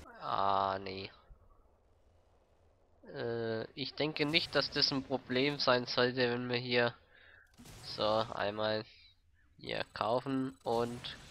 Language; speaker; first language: German; native; German